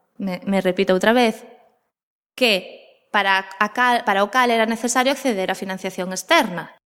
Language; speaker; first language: Galician; non-native, local second language; Spanish